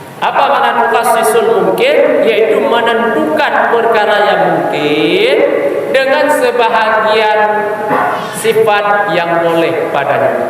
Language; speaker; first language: Malay; non-native, local second language; Achinese